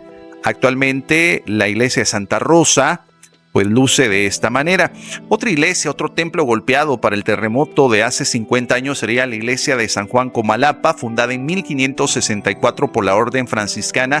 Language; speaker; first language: Spanish; native; Spanish